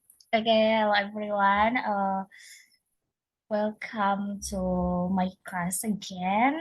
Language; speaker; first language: English; non-native, learner; Indonesian